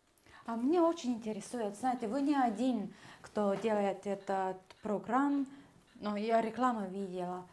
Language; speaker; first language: Russian; non-native, learner; Estonian